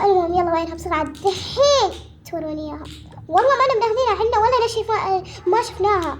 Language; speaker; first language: Arabic; native; Arabic